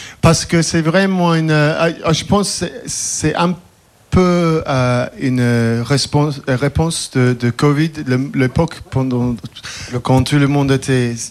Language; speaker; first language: French; non-native, fluent; English